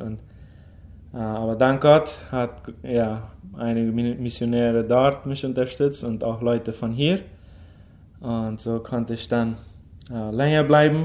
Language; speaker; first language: German; early bilingual, heritage; German